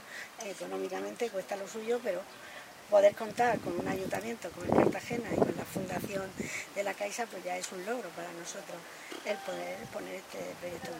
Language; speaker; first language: Spanish; native; Spanish